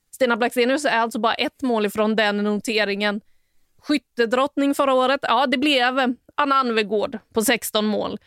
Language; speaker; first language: Swedish; native; Swedish